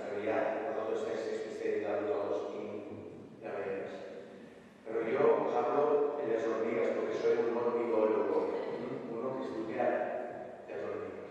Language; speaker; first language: Spanish; non-native, fluent; Italian